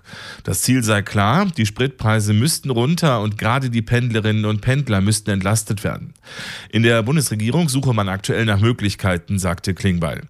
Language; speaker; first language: German; native; German